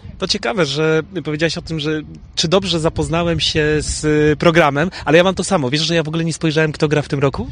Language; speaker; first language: Polish; native; Polish